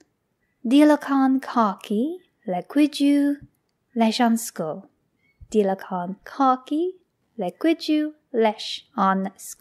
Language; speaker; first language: Irish; non-native, local second language; English